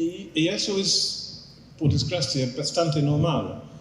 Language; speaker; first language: Spanish; non-native, fluent; English